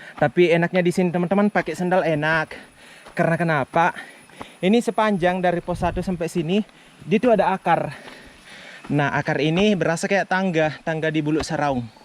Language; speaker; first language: Indonesian; non-native, local second language; Buginese